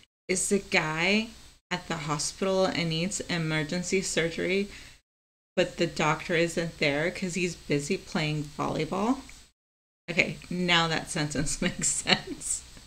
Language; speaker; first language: English; non-native, fluent; Spanish